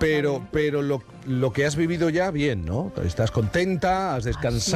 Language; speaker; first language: Spanish; native; Spanish